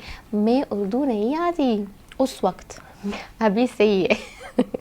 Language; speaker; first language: Hindi; non-native, learner; Arabic